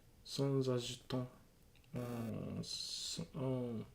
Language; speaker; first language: French; non-native, learner; English